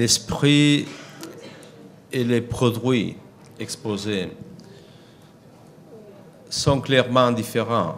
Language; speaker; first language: French; non-native, fluent; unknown